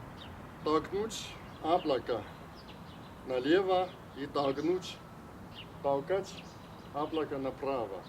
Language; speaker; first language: Russian; non-native, learner; Chinese